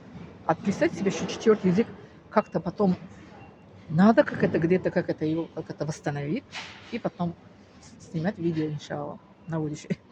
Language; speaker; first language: Russian; non-native, local second language; Tajik